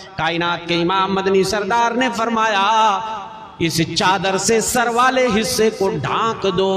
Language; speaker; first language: Urdu; native; Urdu